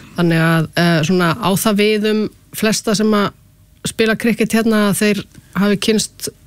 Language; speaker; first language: Icelandic; native; Icelandic